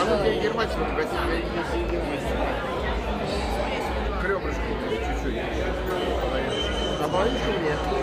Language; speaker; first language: Russian; native; Russian